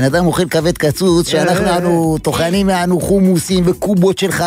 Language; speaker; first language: Hebrew; native; Hebrew